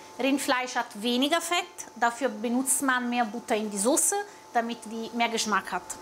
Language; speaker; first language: German; non-native, fluent; Italian